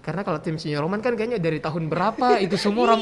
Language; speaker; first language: Indonesian; native; Indonesian